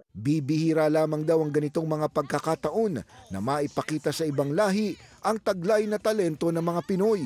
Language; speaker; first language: Filipino; native; Filipino